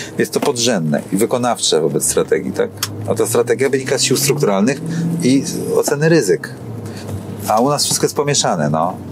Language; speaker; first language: Polish; native; Polish